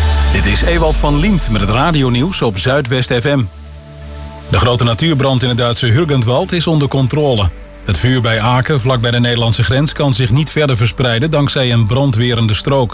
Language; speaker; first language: Dutch; native; Dutch